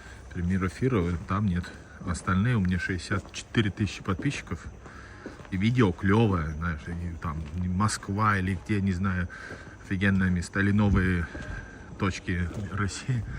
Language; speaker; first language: Russian; early bilingual, heritage; Russian